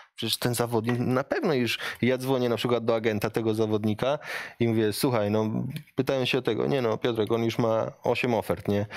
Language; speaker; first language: Polish; native; Polish